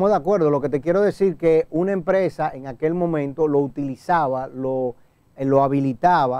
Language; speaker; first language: Spanish; native; Spanish